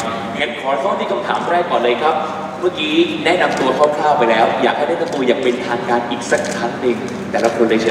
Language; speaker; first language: Thai; native; Thai